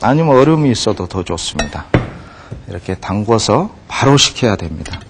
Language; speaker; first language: Korean; native; Korean